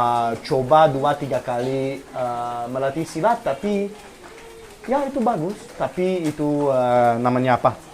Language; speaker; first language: Indonesian; non-native, learner; French